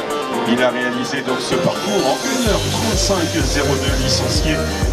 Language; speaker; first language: French; native; French